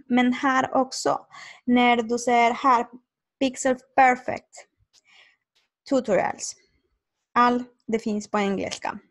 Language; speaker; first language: Swedish; non-native, learner; Spanish